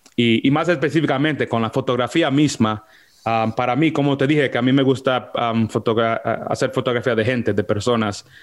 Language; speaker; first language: Spanish; early bilingual, heritage; Spanish